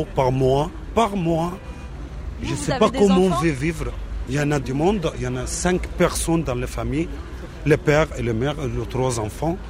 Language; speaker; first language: French; non-native, fluent; Arabic